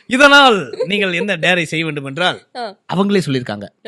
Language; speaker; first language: Tamil; native; Tamil